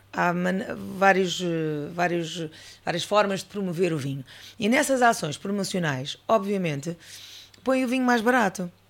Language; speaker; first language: Portuguese; native; Portuguese